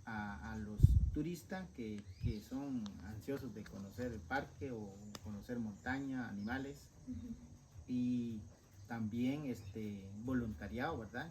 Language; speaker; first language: Spanish; non-native, local second language; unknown